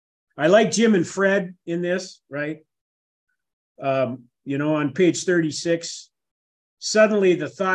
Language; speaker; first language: English; native; English